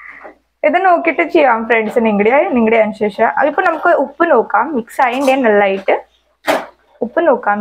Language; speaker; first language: Malayalam; non-native, learner; Hindi